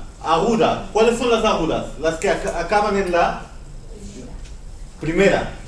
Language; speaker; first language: Spanish; non-native, fluent; Dutch